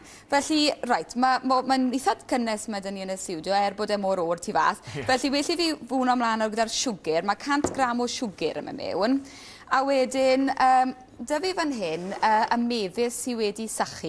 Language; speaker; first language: Welsh; native; Welsh